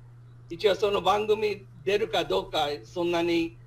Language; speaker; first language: Japanese; non-native, fluent; English